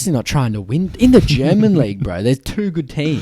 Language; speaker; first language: English; native; English